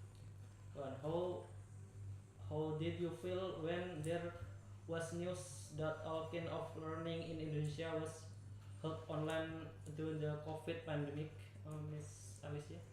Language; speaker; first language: English; non-native, learner; Indonesian